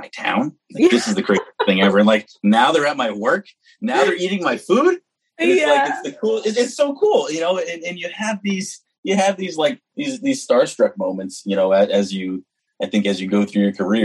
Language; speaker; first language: English; native; English